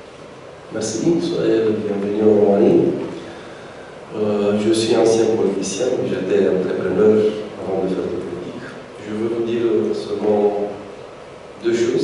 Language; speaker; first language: French; non-native, learner; Romanian